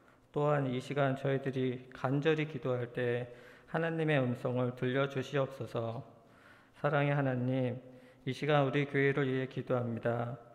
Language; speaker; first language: Korean; native; Korean